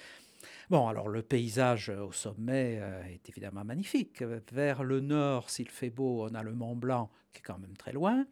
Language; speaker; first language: French; native; French